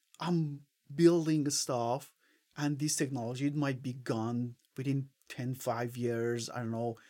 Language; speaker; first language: English; non-native, fluent; Persian